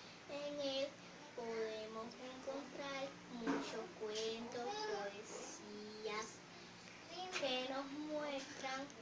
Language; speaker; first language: Spanish; native; Spanish